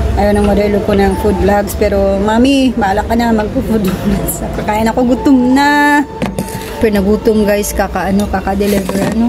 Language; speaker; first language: Filipino; native; Filipino